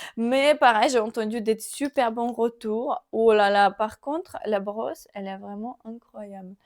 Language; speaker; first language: French; non-native, fluent; Ukrainian